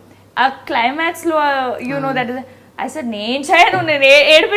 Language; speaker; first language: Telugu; non-native, local second language; Hindi